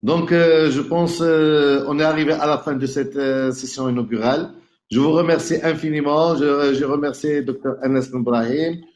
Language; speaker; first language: French; non-native, local second language; Arabic